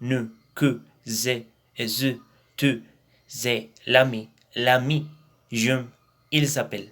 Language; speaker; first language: French; non-native, learner; Spanish